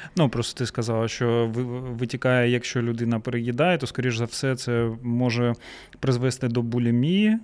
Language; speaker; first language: Ukrainian; non-native, local second language; Russian